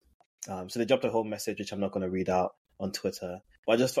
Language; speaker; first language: English; native; English